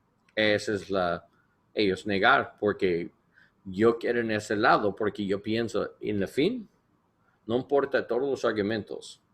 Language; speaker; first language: Spanish; non-native, learner; English